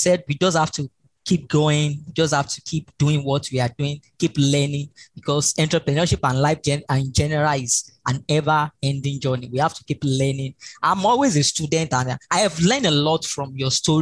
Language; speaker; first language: English; non-native, local second language; Yoruba